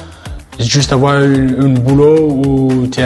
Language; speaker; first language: French; non-native, learner; English